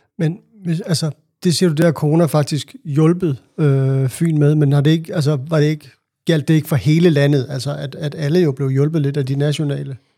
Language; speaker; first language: Danish; native; Danish